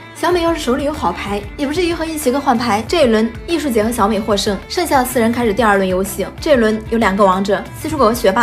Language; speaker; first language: Chinese; native; Chinese